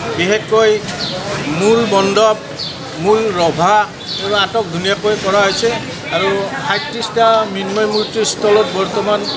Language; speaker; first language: Assamese; native; Assamese